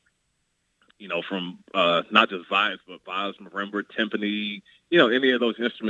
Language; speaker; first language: English; native; English